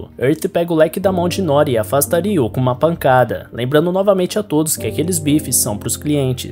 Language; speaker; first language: Portuguese; native; Portuguese